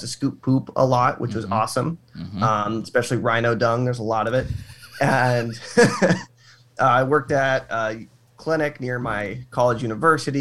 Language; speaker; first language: English; native; English